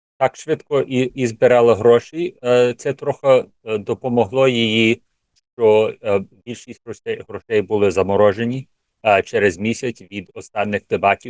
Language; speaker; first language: Ukrainian; early bilingual, heritage; English